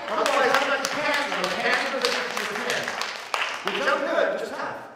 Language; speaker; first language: English; early bilingual, other home language; Korean